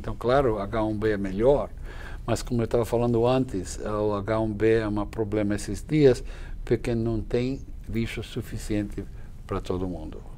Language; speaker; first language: Portuguese; non-native, fluent; English